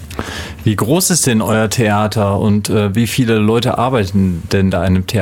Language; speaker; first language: German; native; German